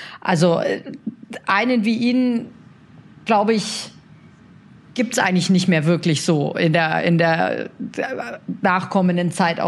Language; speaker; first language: German; native; German